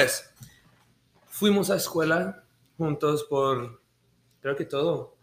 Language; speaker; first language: Spanish; early bilingual, heritage; Spanish